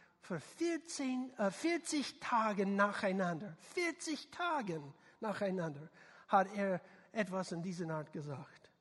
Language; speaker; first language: German; non-native, learner; English